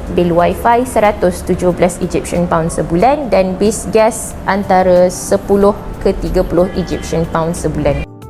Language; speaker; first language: Malay; native; Malay